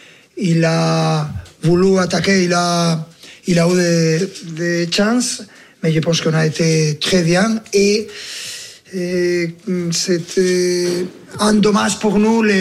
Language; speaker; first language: French; non-native, fluent; Spanish